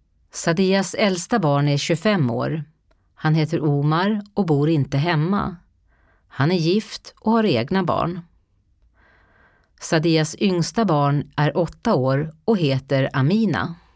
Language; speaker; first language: Swedish; native; Swedish